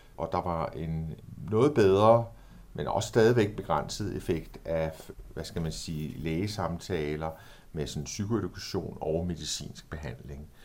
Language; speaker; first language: Danish; native; Danish